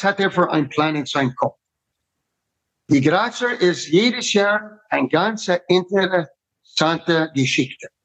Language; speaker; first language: German; non-native, fluent; English